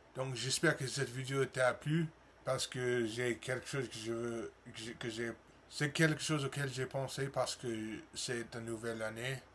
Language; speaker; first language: French; non-native, learner; English